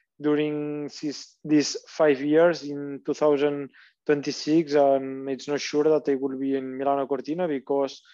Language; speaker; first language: English; non-native, learner; Catalan